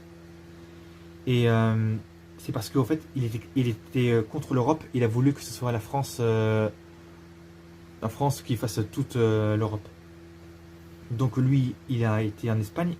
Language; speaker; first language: French; native; French